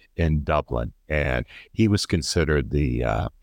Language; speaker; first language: English; native; English